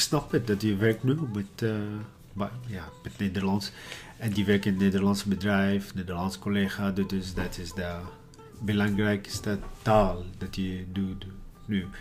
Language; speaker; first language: Dutch; non-native, learner; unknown